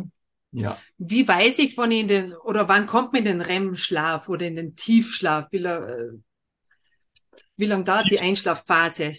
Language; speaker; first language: German; native; German